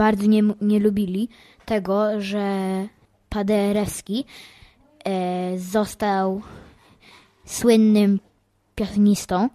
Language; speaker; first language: Polish; early bilingual, heritage; English